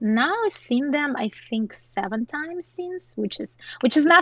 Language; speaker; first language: English; non-native, fluent; Russian